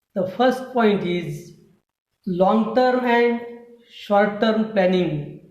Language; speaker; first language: English; non-native, local second language; Marathi